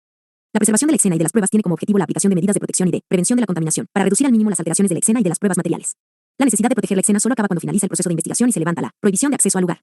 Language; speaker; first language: Spanish; native; Spanish